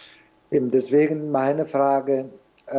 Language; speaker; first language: German; non-native, fluent; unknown